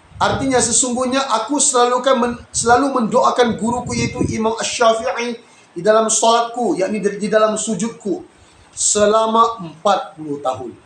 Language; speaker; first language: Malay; native; Malay